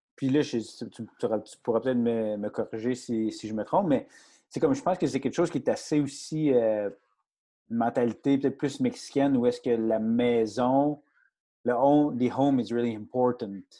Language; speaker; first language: French; non-native, fluent; Spanish